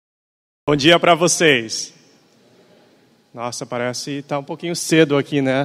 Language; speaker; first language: Portuguese; early bilingual, other home language; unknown